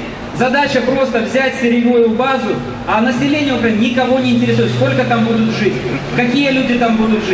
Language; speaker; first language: Russian; native; Russian